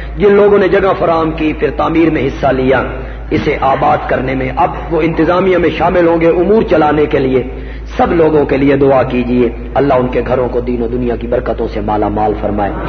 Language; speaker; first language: Urdu; non-native, local second language; Punjabi